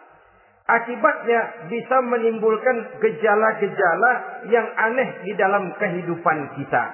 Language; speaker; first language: Indonesian; native; Indonesian